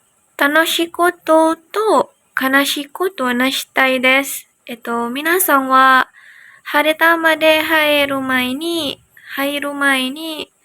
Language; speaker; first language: Japanese; non-native, learner; Indonesian